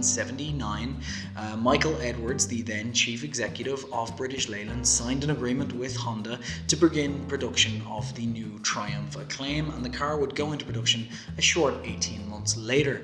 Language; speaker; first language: English; native; English